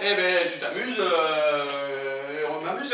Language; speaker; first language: French; native; French